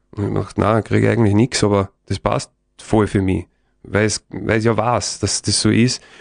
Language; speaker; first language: German; native; German